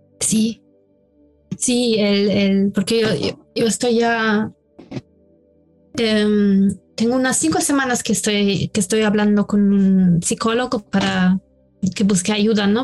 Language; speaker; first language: Spanish; non-native, fluent; German